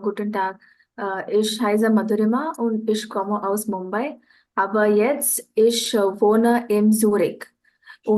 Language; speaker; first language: German; non-native, learner; Marathi